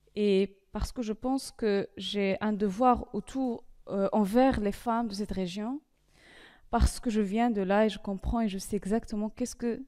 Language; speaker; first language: French; non-native, local second language; Arabic